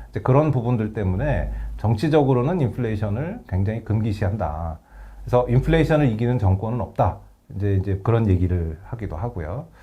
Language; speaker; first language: Korean; native; Korean